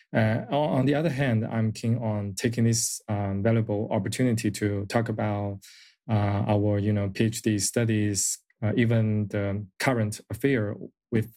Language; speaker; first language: English; non-native, fluent; Chinese